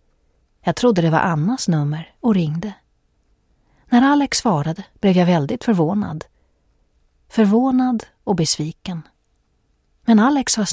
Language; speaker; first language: Swedish; native; Swedish